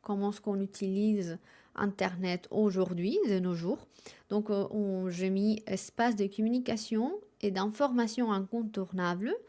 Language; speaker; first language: French; non-native, fluent; Spanish